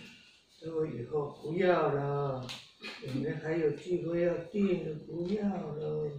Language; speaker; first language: Chinese; non-native, local second language; Hakka Chinese